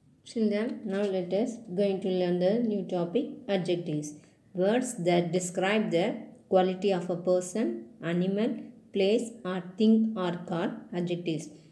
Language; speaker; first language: English; non-native, local second language; Tamil